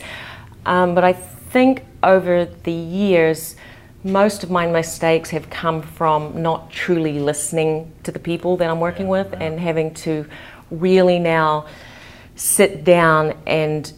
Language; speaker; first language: English; native; English